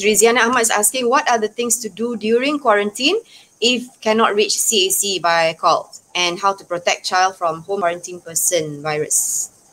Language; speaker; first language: English; non-native, local second language; Malay